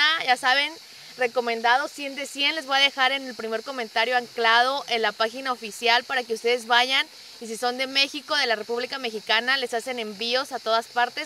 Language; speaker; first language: Spanish; native; Spanish